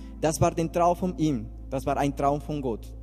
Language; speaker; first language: German; non-native, learner; Spanish